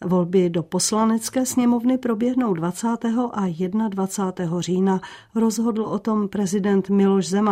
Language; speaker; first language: Czech; native; Czech